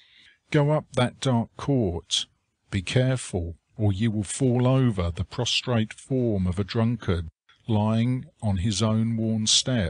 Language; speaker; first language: English; native; English